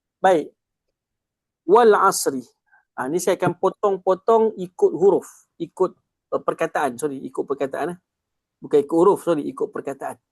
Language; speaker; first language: Malay; native; Malay